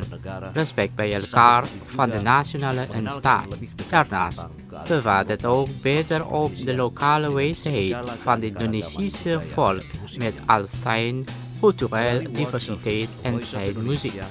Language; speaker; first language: Dutch; non-native, learner; Indonesian